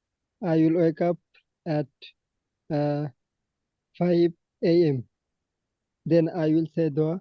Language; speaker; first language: English; non-native, learner; Bangla